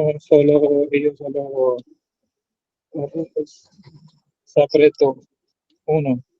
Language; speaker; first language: Italian; non-native, learner; Urdu